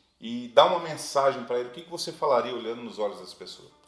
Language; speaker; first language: Portuguese; native; Portuguese